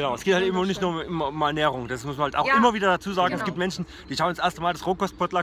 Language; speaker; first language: German; native; German